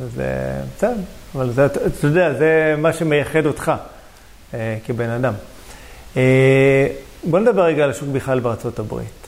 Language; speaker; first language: Hebrew; native; Hebrew